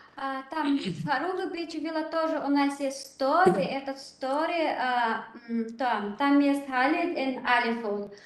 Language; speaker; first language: Russian; non-native, learner; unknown